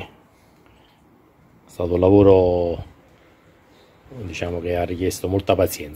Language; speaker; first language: Italian; native; Italian